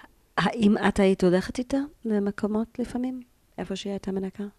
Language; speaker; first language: Hebrew; native; Hebrew